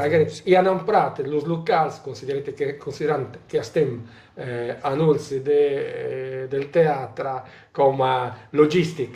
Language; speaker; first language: Catalan; non-native, local second language; Italian